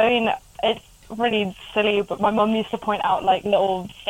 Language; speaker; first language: English; native; English